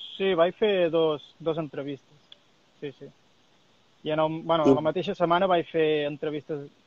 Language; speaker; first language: Catalan; native; Catalan